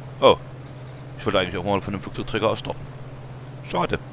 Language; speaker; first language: German; native; German